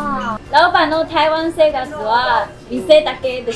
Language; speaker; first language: Japanese; non-native, learner; Chinese